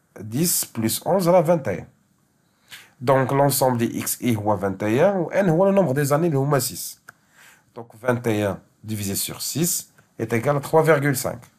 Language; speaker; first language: French; non-native, local second language; Arabic